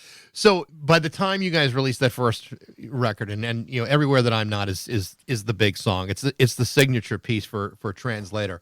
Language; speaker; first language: English; native; English